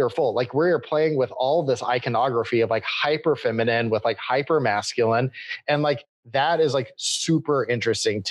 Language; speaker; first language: English; native; English